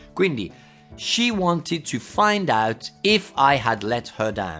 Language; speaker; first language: English; native; English